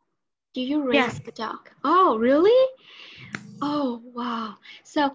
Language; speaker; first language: English; non-native, learner; Vietnamese